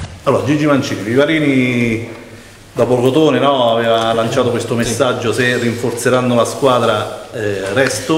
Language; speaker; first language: Italian; native; Italian